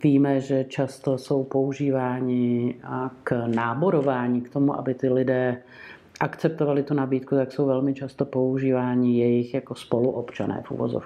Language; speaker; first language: Czech; native; Czech